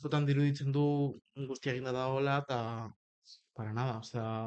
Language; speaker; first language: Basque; non-native, local second language; Spanish